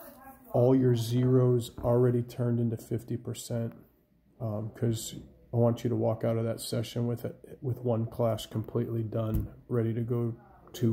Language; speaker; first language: English; native; English